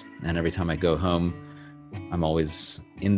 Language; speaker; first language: English; native; English